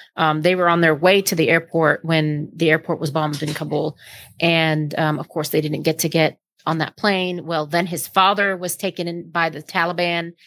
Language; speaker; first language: English; native; English